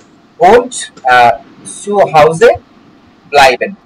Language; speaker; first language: German; non-native, learner; Bangla